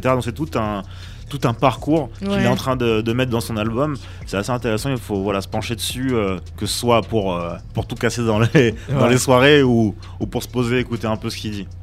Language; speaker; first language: French; native; French